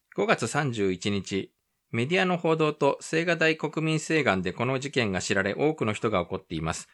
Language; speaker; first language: Japanese; native; Japanese